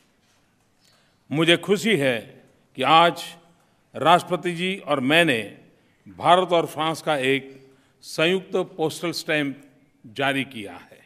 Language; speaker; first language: Hindi; non-native, local second language; Gujarati